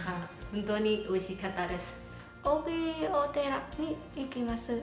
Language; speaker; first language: Japanese; non-native, learner; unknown